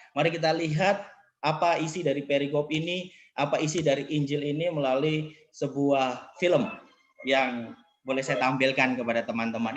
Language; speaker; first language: Indonesian; native; Indonesian